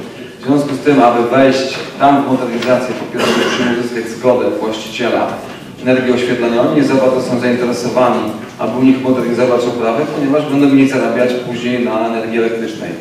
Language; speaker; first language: Polish; native; Polish